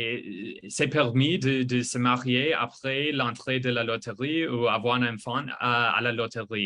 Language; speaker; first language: French; non-native, fluent; English